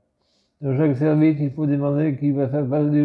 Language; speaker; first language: French; native; French